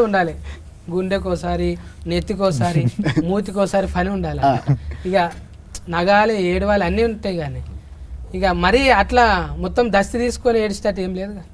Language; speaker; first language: Telugu; native; Telugu